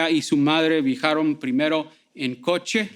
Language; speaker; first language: Spanish; early bilingual, heritage; Spanish